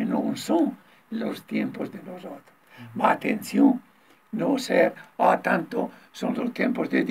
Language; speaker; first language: Spanish; non-native, learner; Italian